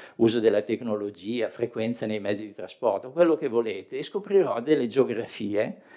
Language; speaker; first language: Italian; native; Italian